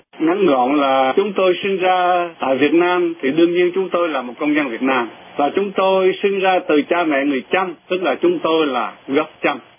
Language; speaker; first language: Vietnamese; non-native, local second language; Eastern Cham